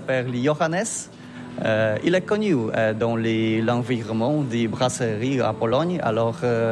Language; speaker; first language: French; non-native, learner; Polish